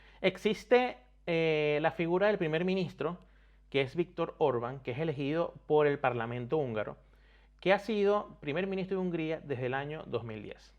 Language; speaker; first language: Spanish; native; Spanish